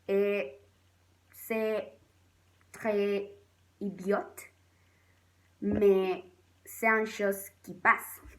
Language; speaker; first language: French; non-native, learner; Spanish